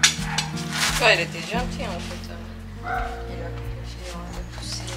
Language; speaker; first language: French; non-native, fluent; Japanese